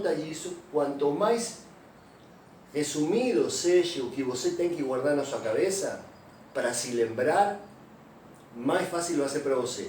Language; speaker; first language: Portuguese; non-native, fluent; Spanish